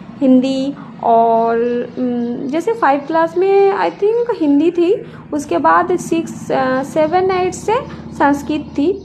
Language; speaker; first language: Hindi; non-native, local second language; Bangla